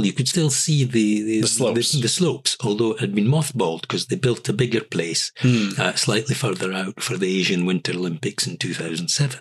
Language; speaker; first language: English; native; English